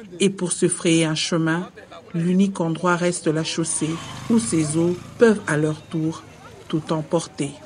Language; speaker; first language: French; non-native, local second language; Swahili